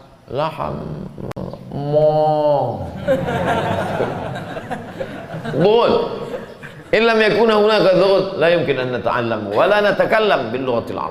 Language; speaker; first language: Arabic; non-native, fluent; Indonesian